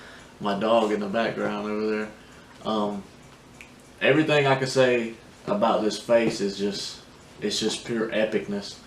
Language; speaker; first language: English; native; English